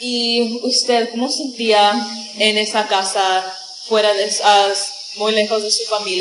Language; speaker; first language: Spanish; non-native, learner; English